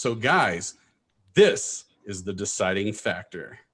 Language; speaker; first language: English; native; English